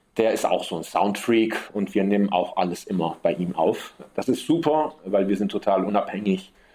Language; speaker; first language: German; early bilingual, heritage; German